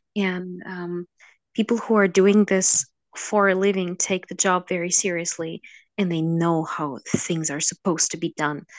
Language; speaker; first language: English; non-native, fluent; Russian